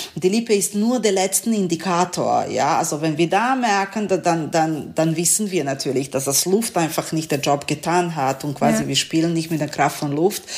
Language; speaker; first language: German; non-native, learner; Serbian